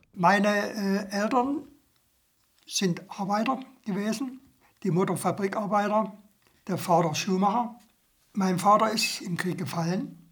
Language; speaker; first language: German; native; German